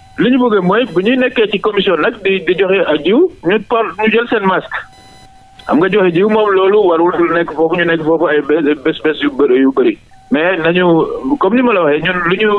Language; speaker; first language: Wolof; non-native, local second language; Fula